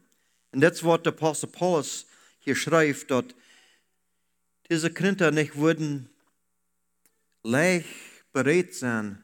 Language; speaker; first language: German; non-native, learner; Low German